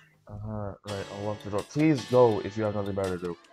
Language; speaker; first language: English; native; English